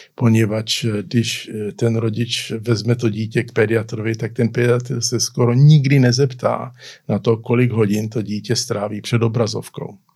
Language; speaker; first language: Czech; early bilingual, heritage; Czech